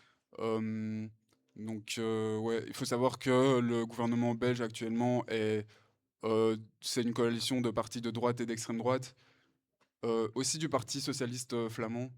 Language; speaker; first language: French; native; French